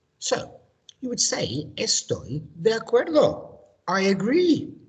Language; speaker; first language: Spanish; non-native, learner; English